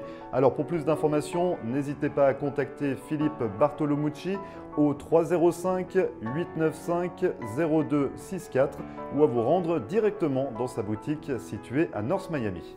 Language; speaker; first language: French; native; French